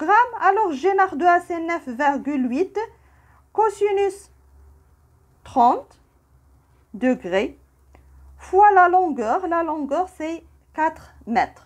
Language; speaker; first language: French; non-native, local second language; Arabic